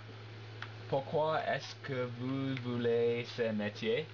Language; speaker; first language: French; non-native, learner; English